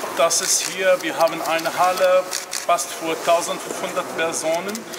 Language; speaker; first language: German; non-native, learner; Arabic